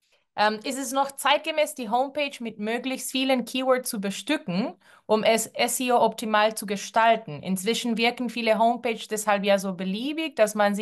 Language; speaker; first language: German; non-native, fluent; Spanish